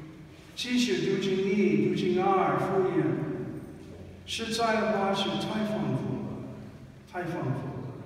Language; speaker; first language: Chinese; non-native, fluent; English